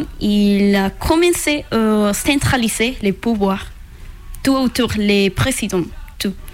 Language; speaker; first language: French; non-native, learner; Spanish